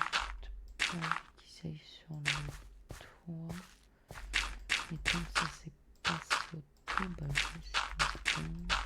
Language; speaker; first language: French; native; French